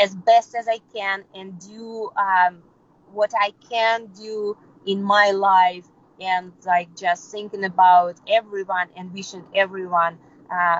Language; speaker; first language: English; non-native, fluent; Russian